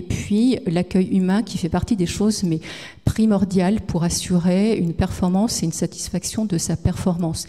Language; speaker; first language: French; native; French